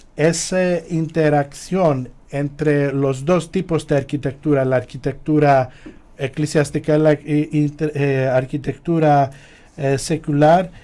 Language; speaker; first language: Spanish; non-native, fluent; Greek